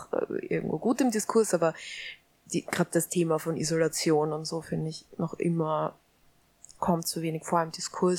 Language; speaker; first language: German; native; German